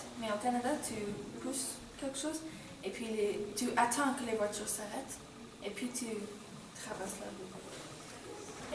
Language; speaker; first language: French; non-native, learner; English